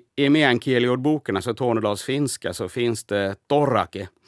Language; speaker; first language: Swedish; native; Swedish